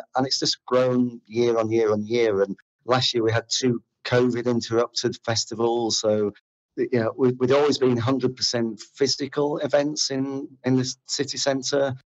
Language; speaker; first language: English; native; English